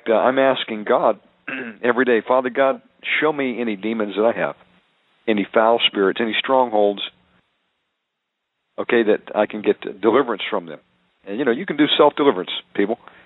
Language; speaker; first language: English; native; English